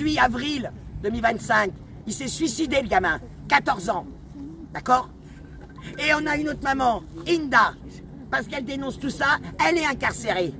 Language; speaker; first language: French; native; French